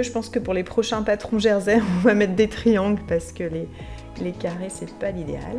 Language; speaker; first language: French; native; French